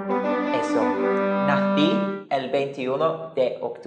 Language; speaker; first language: Spanish; non-native, learner; English